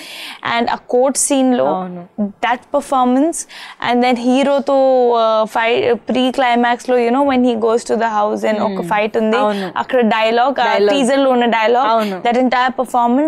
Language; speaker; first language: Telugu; non-native, learner; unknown